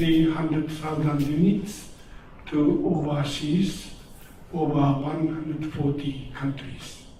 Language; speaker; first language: English; non-native, learner; Japanese